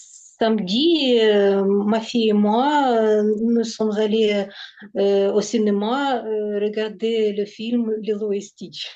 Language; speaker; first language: French; non-native, learner; Ukrainian